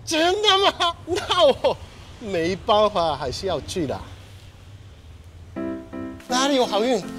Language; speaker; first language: Chinese; non-native, fluent; Japanese